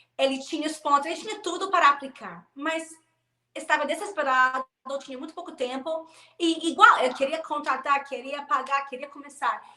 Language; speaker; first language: Portuguese; non-native, fluent; English